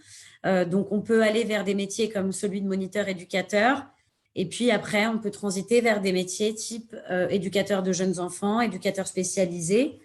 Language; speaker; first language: French; native; French